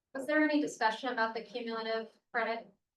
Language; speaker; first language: English; native; English